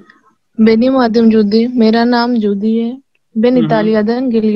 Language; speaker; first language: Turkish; non-native, learner; Urdu